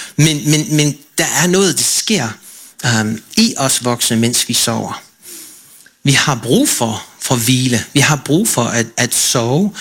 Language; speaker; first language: Danish; non-native, fluent; English